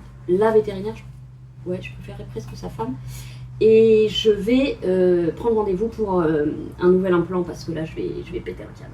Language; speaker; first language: French; native; French